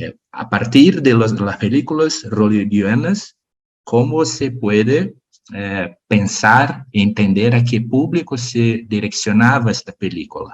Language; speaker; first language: Spanish; non-native, learner; Portuguese